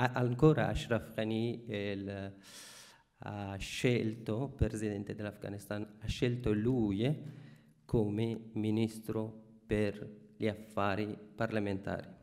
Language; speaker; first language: Italian; non-native, fluent; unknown